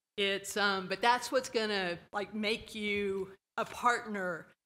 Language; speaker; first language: English; native; English